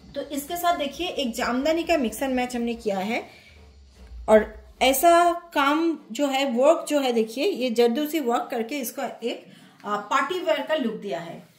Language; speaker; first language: Hindi; non-native, local second language; Bangla